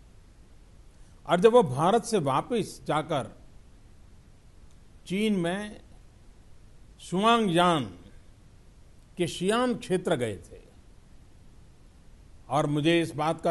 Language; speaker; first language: Hindi; non-native, local second language; Gujarati